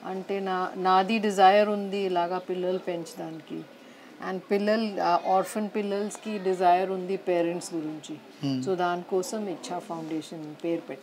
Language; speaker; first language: Telugu; non-native, learner; Hindi